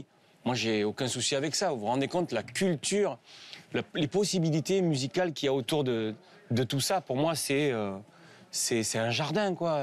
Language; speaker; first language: French; native; French